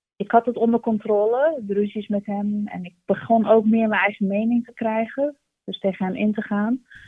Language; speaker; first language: Dutch; early bilingual, other home language; Turkish